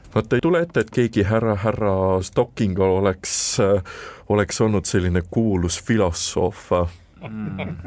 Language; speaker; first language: Estonian; native; Estonian